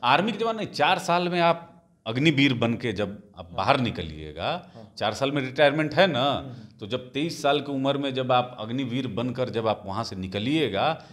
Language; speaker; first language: Hindi; native; Hindi